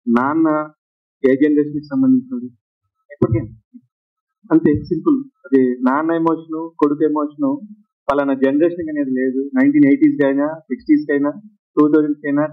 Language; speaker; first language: Telugu; native; Telugu